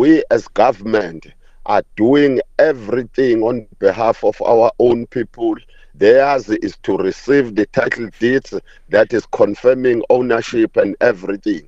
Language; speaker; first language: English; non-native, local second language; Zulu